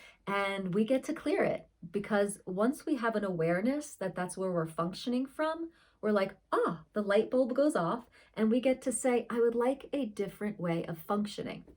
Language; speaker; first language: English; native; English